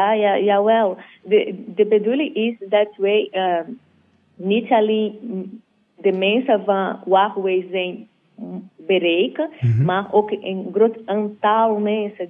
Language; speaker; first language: Dutch; non-native, learner; Portuguese